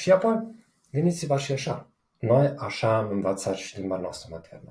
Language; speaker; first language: Romanian; non-native, fluent; German